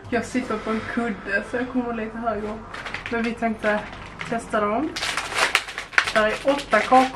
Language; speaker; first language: Swedish; native; Swedish